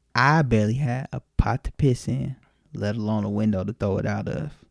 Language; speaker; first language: English; native; English